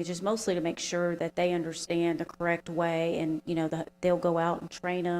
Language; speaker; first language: English; native; English